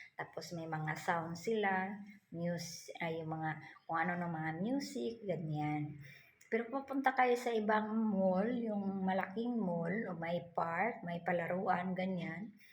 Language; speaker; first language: Filipino; non-native, local second language; Cebuano